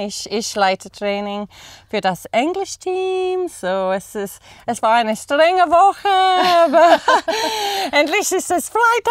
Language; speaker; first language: German; non-native, fluent; English